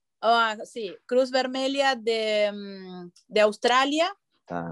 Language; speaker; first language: Portuguese; non-native, learner; Spanish